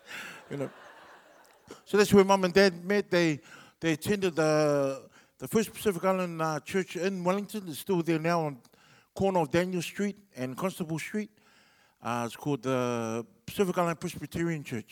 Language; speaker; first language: English; non-native, local second language; Samoan